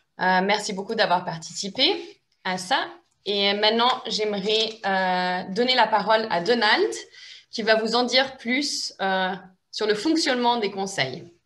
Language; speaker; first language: French; native; French